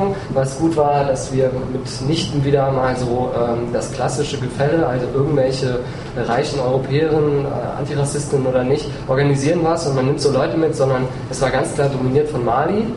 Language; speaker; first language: German; native; German